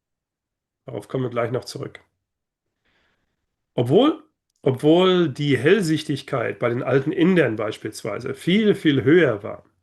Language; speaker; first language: German; native; German